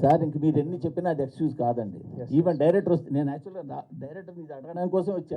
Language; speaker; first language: Telugu; native; Telugu